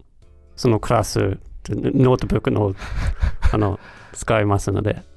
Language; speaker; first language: Japanese; non-native, learner; Danish